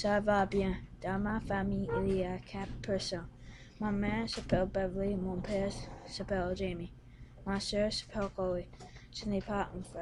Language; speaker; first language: French; non-native, learner; English